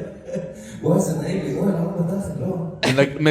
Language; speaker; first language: Hebrew; native; Hebrew